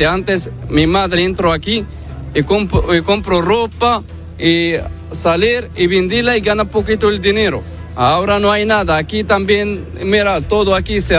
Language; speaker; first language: Spanish; non-native, learner; Arabic